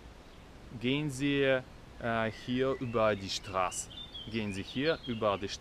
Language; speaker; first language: German; non-native, fluent; Russian